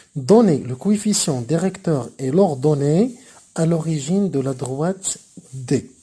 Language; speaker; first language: French; non-native, local second language; Arabic